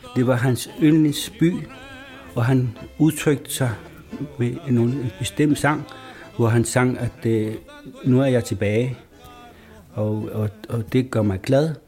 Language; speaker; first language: Danish; non-native, fluent; Spanish